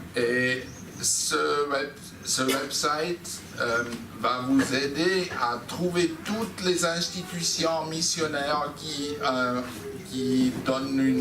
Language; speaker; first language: French; non-native, fluent; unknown